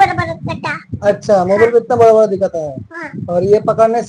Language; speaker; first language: Hindi; non-native, local second language; Bangla